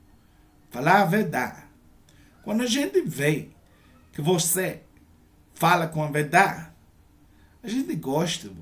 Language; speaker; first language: Portuguese; non-native, learner; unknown